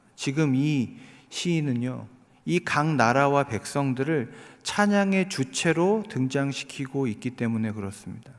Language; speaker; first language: Korean; native; Korean